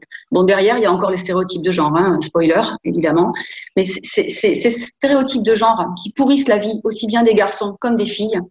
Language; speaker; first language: French; native; French